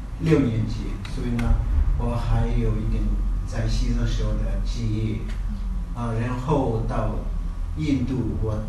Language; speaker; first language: Chinese; non-native, learner; Tibetan